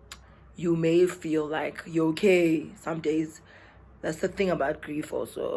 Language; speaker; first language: English; non-native, local second language; Zulu